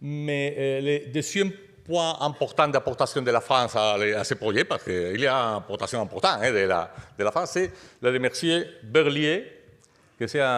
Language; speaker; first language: French; non-native, fluent; Spanish